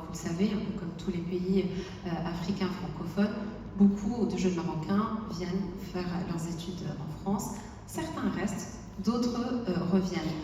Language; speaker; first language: French; non-native, local second language; Arabic